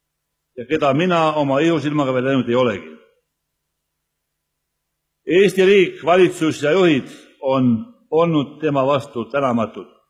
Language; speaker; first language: Estonian; native; Estonian